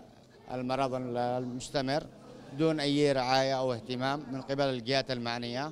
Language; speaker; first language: Arabic; native; Arabic